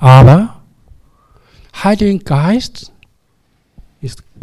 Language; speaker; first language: German; non-native, learner; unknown